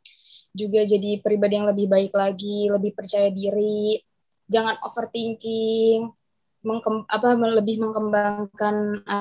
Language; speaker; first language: Indonesian; native; Indonesian